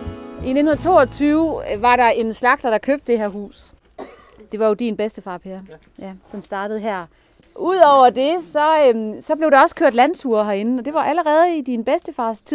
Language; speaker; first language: Danish; native; Danish